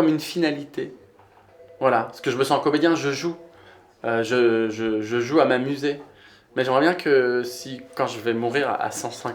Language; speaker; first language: French; native; French